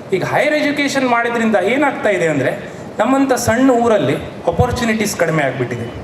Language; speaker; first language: Kannada; non-native, local second language; Konkani